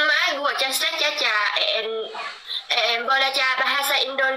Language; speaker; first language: Indonesian; non-native, learner; Vietnamese